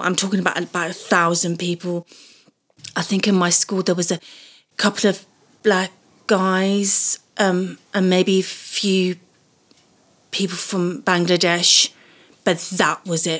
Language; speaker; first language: English; early bilingual, other home language; Persian